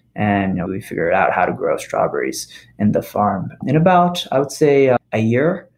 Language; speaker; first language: English; non-native, fluent; Japanese